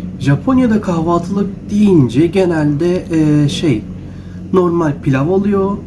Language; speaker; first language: Turkish; non-native, fluent; Japanese